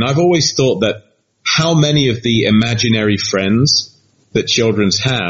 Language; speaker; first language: English; native; English